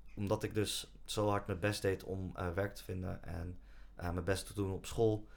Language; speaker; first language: Dutch; native; Dutch